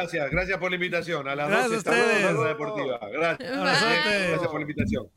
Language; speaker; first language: Spanish; native; Spanish